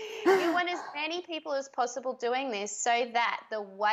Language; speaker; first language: English; native; English